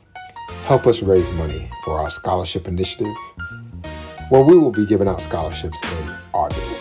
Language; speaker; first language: English; native; English